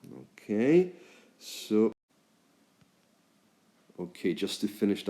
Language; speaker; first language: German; non-native, fluent; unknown